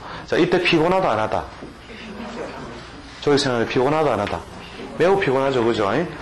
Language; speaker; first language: Korean; native; Korean